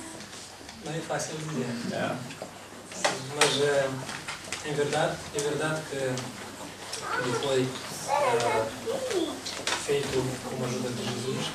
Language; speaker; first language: Portuguese; non-native, fluent; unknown